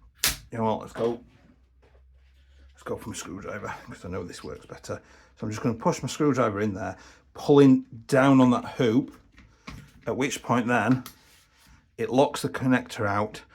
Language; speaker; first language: English; native; English